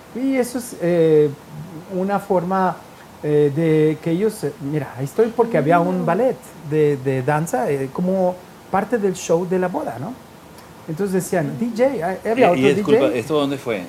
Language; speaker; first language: Spanish; native; Spanish